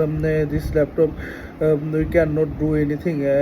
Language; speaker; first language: English; non-native, learner; Bangla